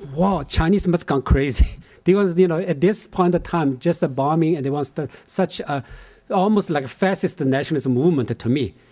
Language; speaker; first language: English; non-native, fluent; Chinese